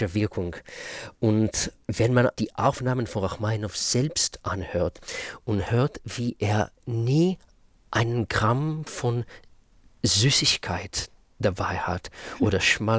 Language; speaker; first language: German; non-native, fluent; Russian